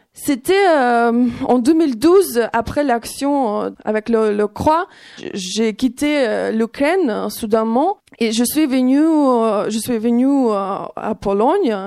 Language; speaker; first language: French; non-native, fluent; Ukrainian